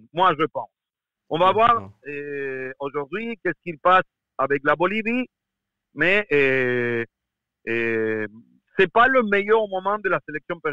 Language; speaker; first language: French; non-native, fluent; Spanish